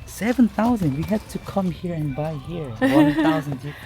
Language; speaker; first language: English; non-native, learner; Korean